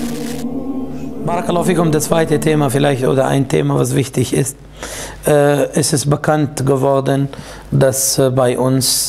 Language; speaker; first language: German; non-native, fluent; Arabic